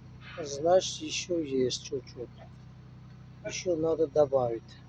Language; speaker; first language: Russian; non-native, local second language; Uzbek